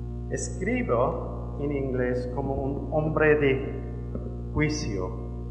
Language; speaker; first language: Spanish; non-native, learner; English